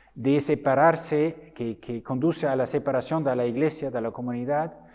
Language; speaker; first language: Spanish; non-native, fluent; German